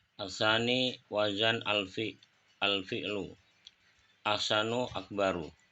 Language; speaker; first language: Arabic; non-native, learner; Indonesian